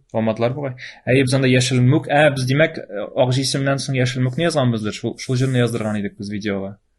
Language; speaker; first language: Tatar; native; Tatar